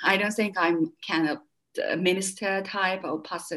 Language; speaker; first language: English; non-native, fluent; Chinese